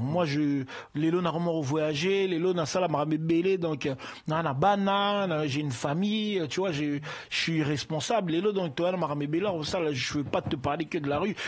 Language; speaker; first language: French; early bilingual, other home language; Lingala